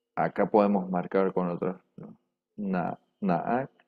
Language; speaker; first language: Spanish; non-native, local second language; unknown